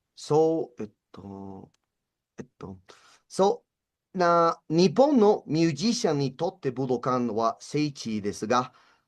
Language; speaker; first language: Japanese; non-native, learner; Spanish